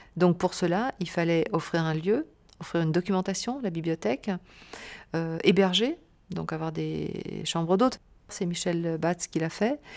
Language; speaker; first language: French; native; French